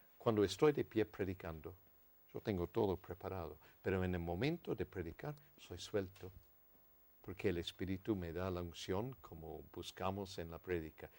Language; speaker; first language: Spanish; non-native, fluent; English